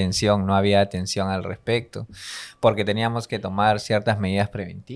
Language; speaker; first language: Spanish; native; Spanish